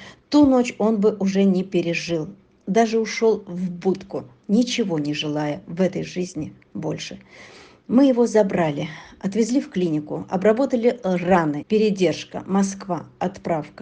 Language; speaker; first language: Russian; native; Russian